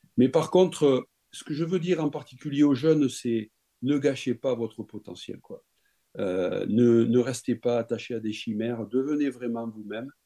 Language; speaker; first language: French; native; French